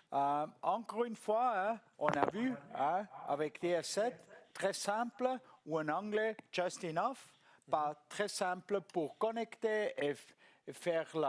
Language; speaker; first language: French; non-native, local second language; German